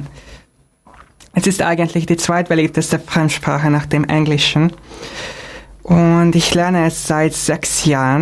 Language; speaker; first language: German; non-native, fluent; Hungarian